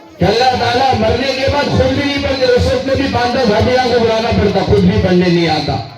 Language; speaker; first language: Urdu; native; Urdu